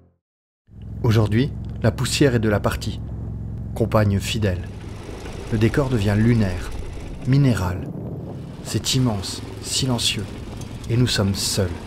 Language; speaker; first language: French; native; French